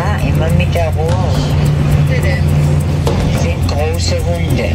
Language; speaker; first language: German; non-native, fluent; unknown